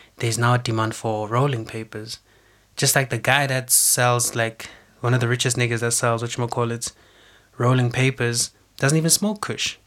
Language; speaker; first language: English; non-native, local second language; Zulu